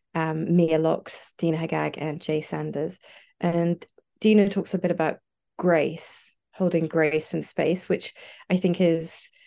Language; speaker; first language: English; native; English